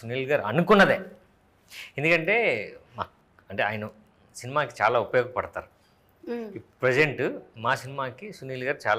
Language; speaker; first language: Telugu; native; Telugu